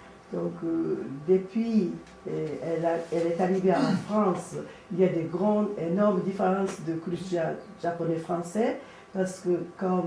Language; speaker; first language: French; non-native, learner; Japanese